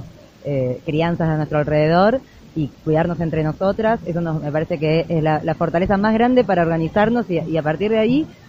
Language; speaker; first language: Spanish; native; Spanish